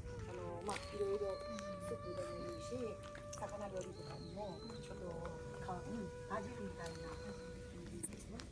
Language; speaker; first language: Japanese; non-native, fluent; Burmese